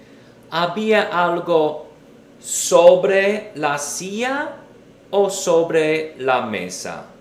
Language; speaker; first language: Spanish; non-native, fluent; English